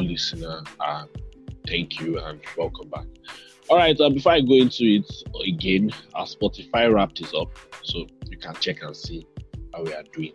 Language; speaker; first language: English; non-native, local second language; Yoruba